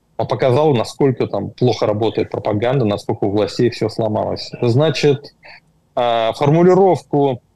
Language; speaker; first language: Russian; native; Russian